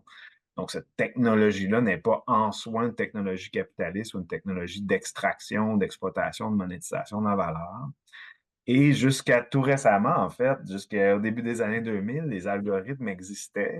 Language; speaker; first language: French; native; French